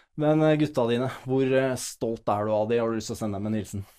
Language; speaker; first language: Norwegian; native; Norwegian